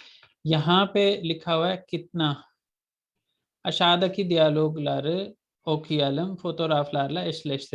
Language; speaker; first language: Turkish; non-native, fluent; Urdu